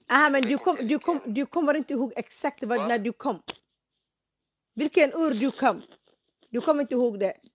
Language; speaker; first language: Swedish; non-native, fluent; Somali